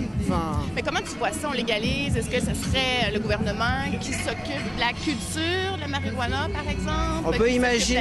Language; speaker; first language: French; native; French